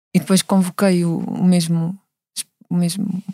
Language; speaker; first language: Portuguese; native; Portuguese